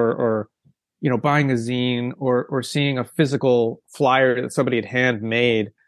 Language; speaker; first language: English; native; English